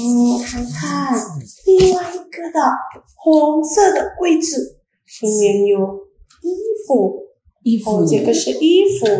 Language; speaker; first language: Chinese; non-native, fluent; Indonesian